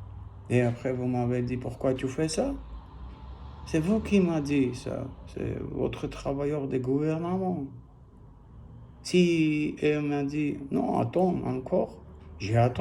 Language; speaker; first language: French; non-native, learner; Armenian